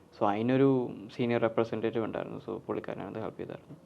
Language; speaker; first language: Malayalam; early bilingual, heritage; Malayalam